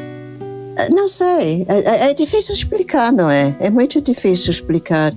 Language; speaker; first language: Portuguese; non-native, fluent; English